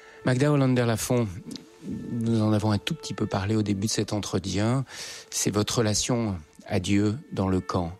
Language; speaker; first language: French; native; French